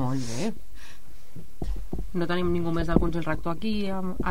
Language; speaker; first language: Catalan; native; Catalan